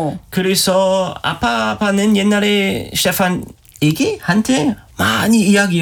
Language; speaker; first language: Korean; non-native, learner; German